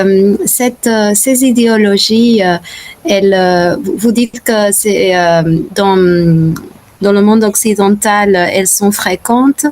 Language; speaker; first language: French; non-native, fluent; Spanish